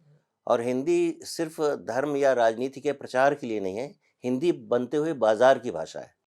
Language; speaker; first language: Hindi; native; Hindi